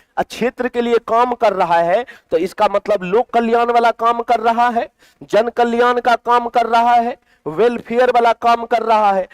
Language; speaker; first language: Hindi; native; Hindi